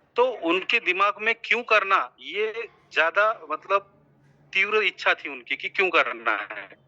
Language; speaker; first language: Hindi; non-native, local second language; Marathi